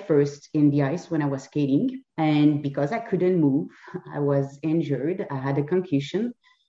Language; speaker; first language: English; non-native, fluent; French